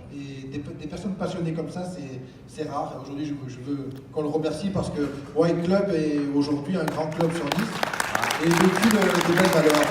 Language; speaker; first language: French; native; French